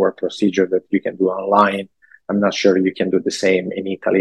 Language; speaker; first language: English; non-native, fluent; Italian